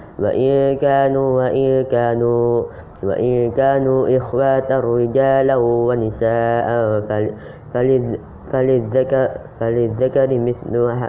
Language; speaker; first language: Arabic; non-native, learner; Indonesian